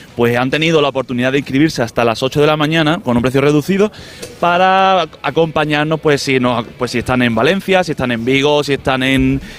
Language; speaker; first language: Spanish; native; Spanish